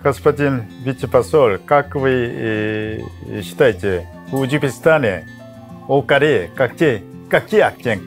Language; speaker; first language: Russian; non-native, learner; Korean